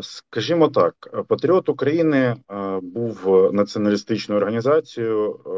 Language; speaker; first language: Ukrainian; native; Ukrainian